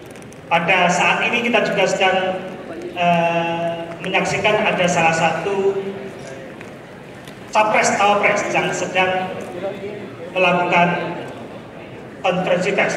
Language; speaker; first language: Indonesian; native; Indonesian